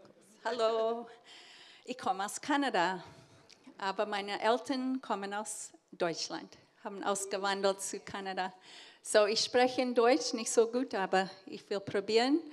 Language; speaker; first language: German; early bilingual, heritage; English